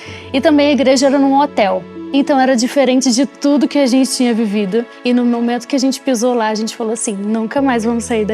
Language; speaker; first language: Portuguese; native; Portuguese